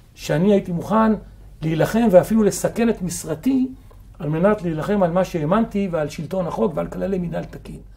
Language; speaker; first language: Hebrew; native; Hebrew